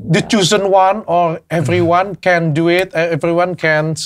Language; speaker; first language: English; non-native, learner; Indonesian